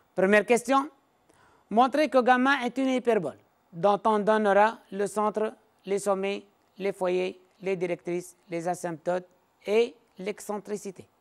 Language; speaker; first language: French; non-native, local second language; Arabic